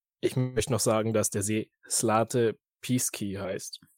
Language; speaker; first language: German; native; German